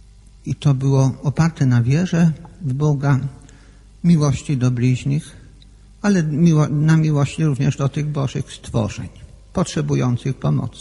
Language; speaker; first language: Polish; native; Polish